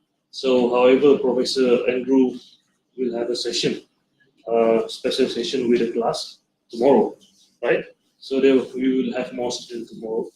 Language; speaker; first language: English; non-native, local second language; Malay